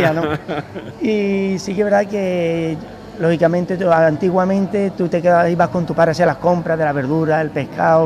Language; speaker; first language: Spanish; native; Spanish